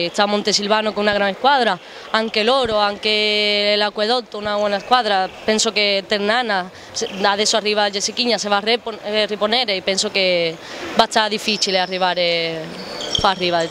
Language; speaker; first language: Italian; non-native, learner; Spanish